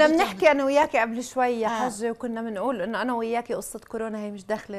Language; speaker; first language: Arabic; native; Arabic